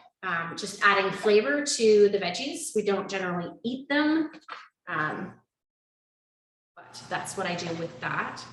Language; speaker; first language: English; native; English